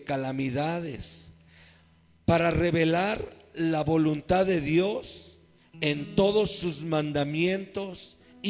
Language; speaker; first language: Spanish; native; Spanish